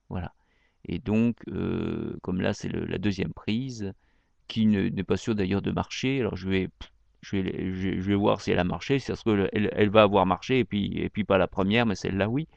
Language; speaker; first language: French; native; French